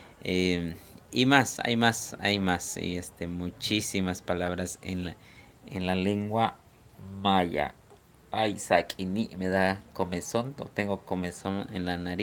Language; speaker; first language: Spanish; non-native, local second language; Yucateco